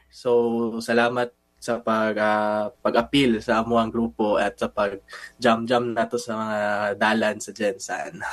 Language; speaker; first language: Filipino; non-native, local second language; Cebuano